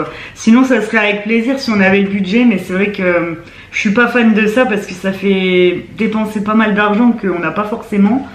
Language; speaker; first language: French; native; French